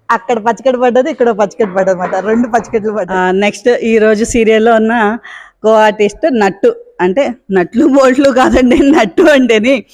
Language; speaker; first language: Telugu; native; Telugu